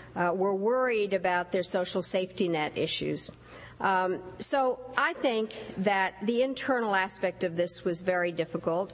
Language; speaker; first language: English; early bilingual, other home language; Czech